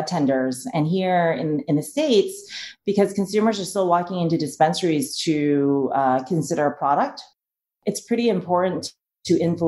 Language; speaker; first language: English; native; English